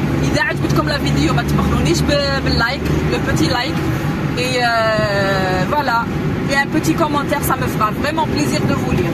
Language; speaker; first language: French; non-native, local second language; Arabic